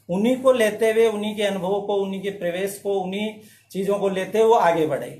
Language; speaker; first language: Hindi; native; Hindi